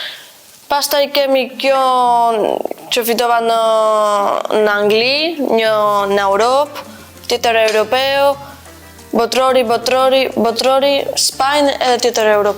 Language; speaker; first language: Albanian; early bilingual, heritage; Albanian